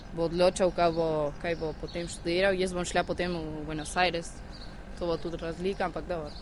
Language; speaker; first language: Slovenian; early bilingual, heritage; Slovenian